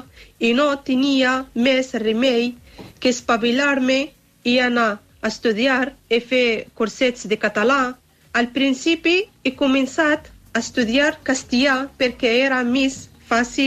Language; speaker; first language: Catalan; non-native, learner; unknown